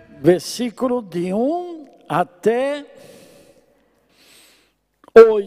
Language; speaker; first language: Portuguese; non-native, fluent; Italian